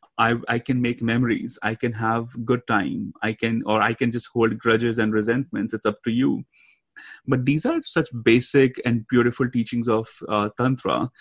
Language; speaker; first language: English; non-native, local second language; Hindi